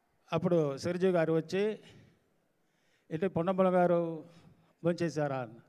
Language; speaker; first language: Telugu; non-native, learner; Tamil